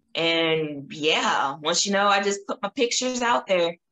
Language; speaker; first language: English; native; English